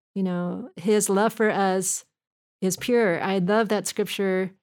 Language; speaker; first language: English; native; English